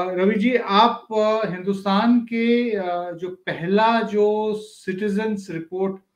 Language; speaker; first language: Hindi; native; Hindi